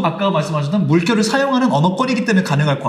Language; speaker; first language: Korean; native; Korean